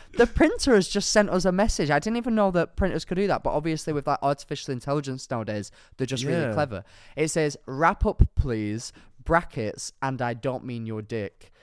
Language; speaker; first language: English; native; English